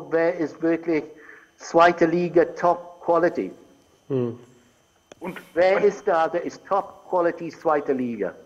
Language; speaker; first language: German; non-native, fluent; English